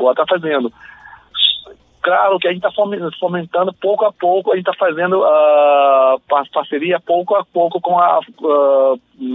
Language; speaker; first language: Portuguese; non-native, fluent; Chinese